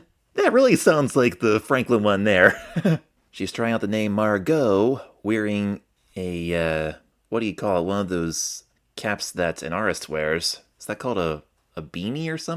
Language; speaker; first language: English; native; English